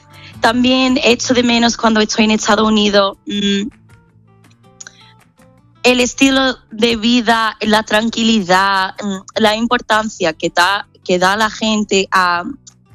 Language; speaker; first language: Spanish; non-native, fluent; English